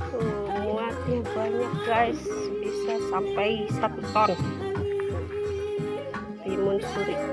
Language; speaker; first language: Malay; non-native, local second language; Sundanese